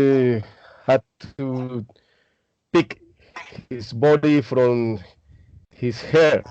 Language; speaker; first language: English; non-native, learner; Spanish